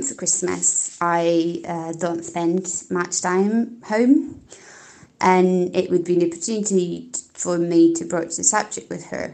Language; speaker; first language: English; non-native, fluent; Polish